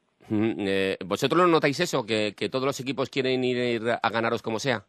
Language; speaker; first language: Spanish; native; Spanish